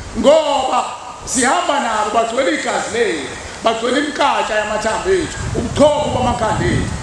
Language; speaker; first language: Zulu; native; Zulu